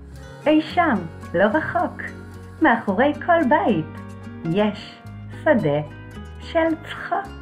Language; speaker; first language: Hebrew; native; Hebrew